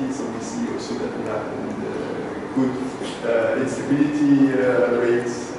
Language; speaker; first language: English; non-native, fluent; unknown